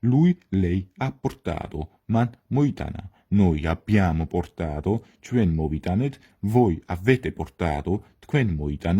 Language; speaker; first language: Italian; non-native, fluent; Georgian